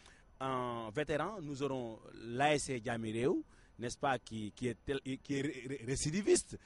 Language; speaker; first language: French; non-native, local second language; Wolof